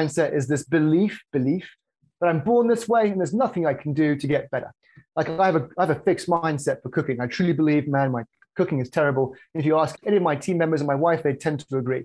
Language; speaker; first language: English; native; English